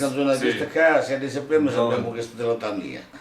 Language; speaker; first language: Italian; non-native, local second language; Sicilian